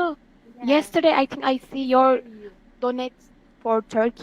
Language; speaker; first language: English; non-native, learner; Turkish